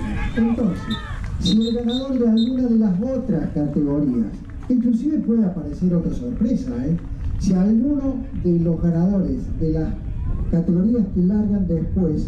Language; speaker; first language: Spanish; native; Spanish